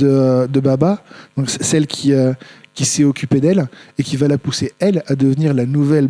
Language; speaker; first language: French; native; French